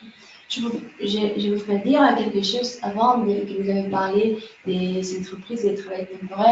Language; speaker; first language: French; non-native, fluent; Spanish